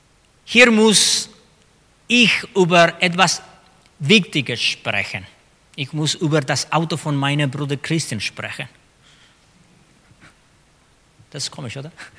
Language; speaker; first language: German; non-native, fluent; Spanish